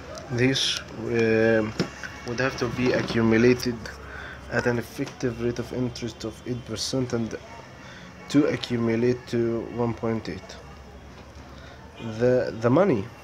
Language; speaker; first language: English; non-native, fluent; Arabic